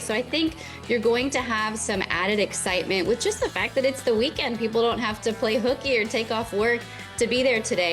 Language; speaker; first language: English; native; English